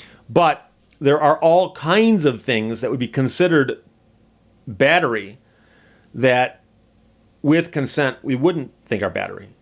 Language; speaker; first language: English; native; English